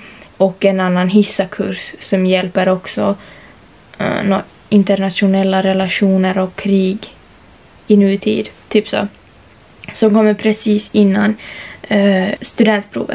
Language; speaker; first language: Swedish; native; Swedish